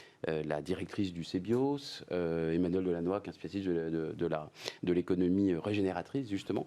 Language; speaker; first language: French; native; French